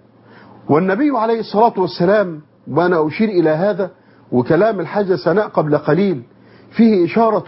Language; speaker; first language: Arabic; native; Arabic